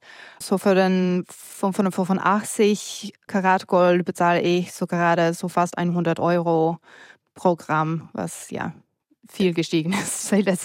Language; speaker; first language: German; non-native, fluent; English